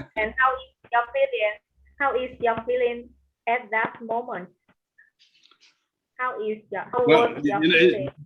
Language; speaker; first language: English; non-native, learner; Vietnamese